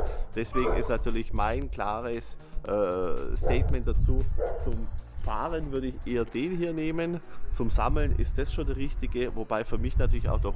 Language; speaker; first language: German; native; German